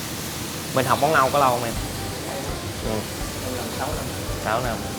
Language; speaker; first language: Vietnamese; native; Vietnamese